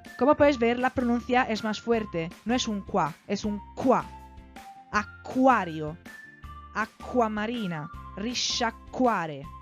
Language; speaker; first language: Spanish; non-native, fluent; Italian